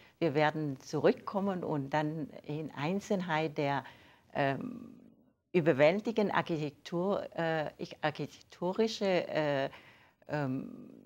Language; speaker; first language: German; non-native, fluent; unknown